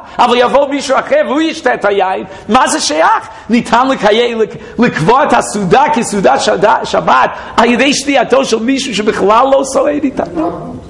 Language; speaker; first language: Hebrew; non-native, fluent; English